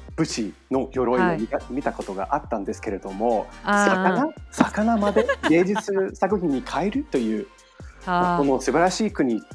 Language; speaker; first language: Japanese; non-native, fluent; English